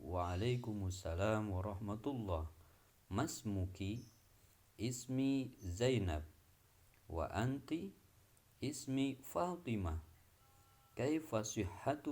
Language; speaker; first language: Arabic; non-native, fluent; Indonesian